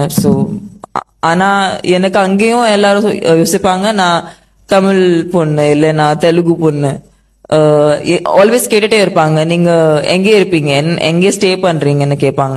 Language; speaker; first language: Tamil; non-native, fluent; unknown